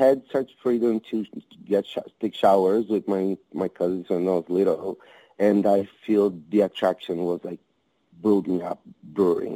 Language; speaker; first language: English; non-native, fluent; Portuguese